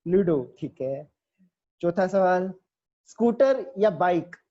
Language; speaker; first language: Hindi; native; Hindi